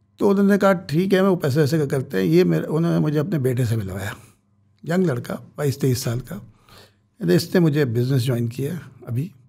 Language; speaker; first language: Urdu; native; Urdu